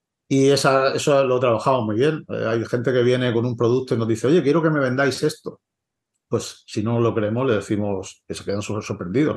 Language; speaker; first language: Spanish; native; Spanish